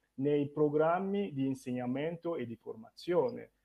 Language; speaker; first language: Italian; non-native, fluent; French